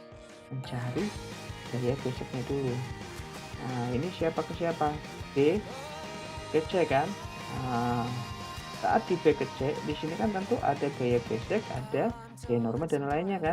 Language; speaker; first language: Indonesian; native; Indonesian